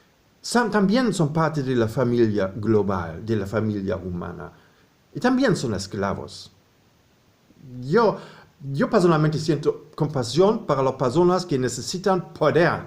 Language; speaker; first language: Spanish; non-native, fluent; German